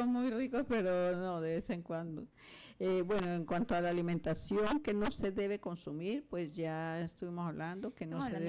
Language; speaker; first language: Spanish; native; Spanish